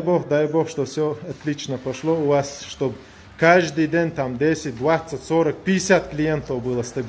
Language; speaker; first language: Russian; non-native, local second language; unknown